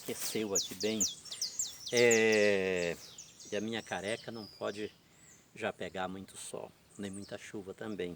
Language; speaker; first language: Portuguese; native; Portuguese